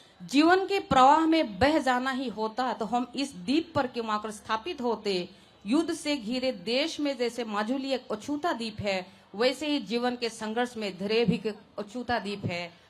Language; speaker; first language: Hindi; non-native, local second language; Assamese